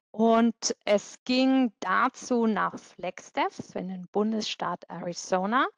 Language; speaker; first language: German; native; German